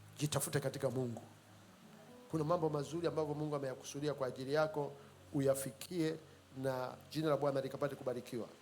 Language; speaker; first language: Swahili; native; Swahili